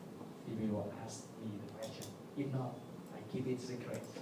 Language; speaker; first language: English; non-native, learner; Vietnamese